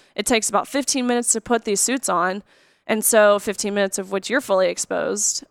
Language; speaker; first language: English; native; English